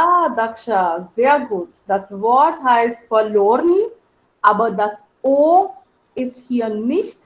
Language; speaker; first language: German; non-native, fluent; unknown